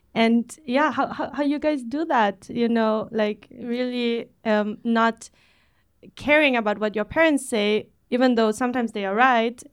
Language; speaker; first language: English; early bilingual, other home language; Vietnamese